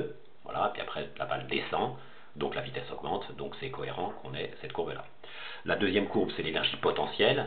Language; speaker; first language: French; native; French